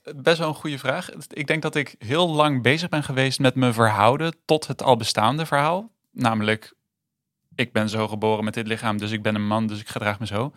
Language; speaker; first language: Dutch; native; Dutch